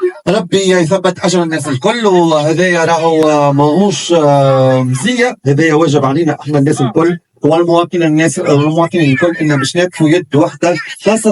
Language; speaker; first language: Arabic; native; Arabic